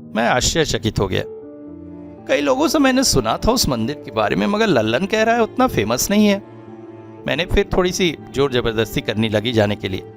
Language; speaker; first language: Hindi; native; Hindi